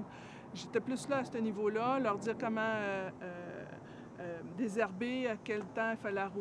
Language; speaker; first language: French; native; French